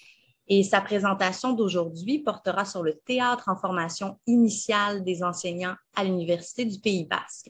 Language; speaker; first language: French; native; French